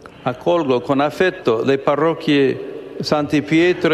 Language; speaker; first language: Italian; non-native, fluent; English